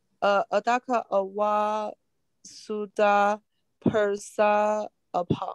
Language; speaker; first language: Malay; non-native, learner; Chinese